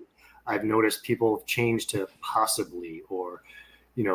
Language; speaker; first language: English; native; English